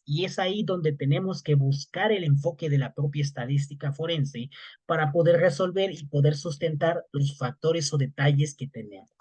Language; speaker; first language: Spanish; native; Spanish